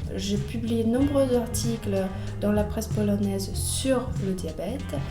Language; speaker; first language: French; non-native, fluent; Polish